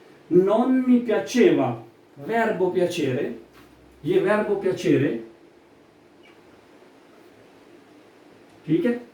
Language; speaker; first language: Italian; non-native, fluent; Urdu